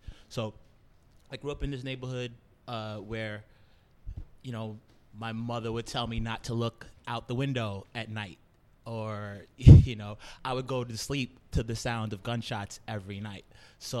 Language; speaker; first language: English; native; English